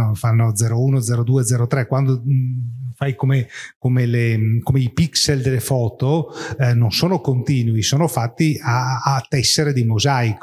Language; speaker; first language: Italian; native; Italian